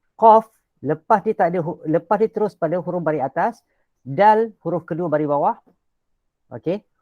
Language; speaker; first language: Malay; native; Malay